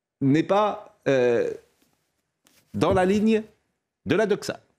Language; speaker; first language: French; native; French